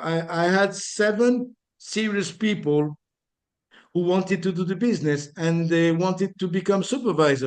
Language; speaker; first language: English; non-native, fluent; French